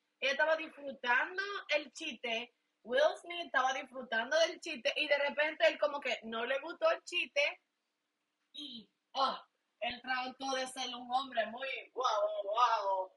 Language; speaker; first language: Spanish; native; Spanish